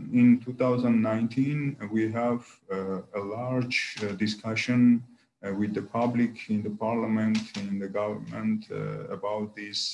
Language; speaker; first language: English; non-native, learner; Armenian